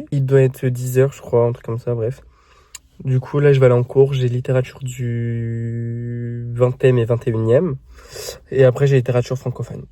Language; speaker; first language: French; native; French